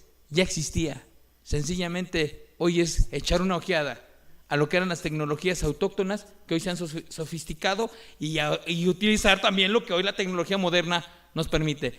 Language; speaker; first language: Spanish; native; Spanish